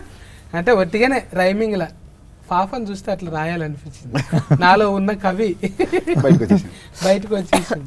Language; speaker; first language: Telugu; native; Telugu